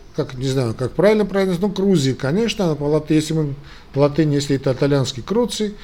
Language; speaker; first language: Russian; non-native, local second language; Armenian